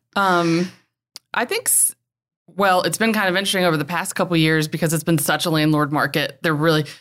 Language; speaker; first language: English; native; English